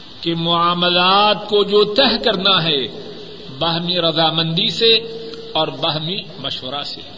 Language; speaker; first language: Urdu; non-native, local second language; Punjabi